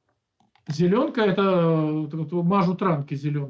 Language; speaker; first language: Russian; native; Russian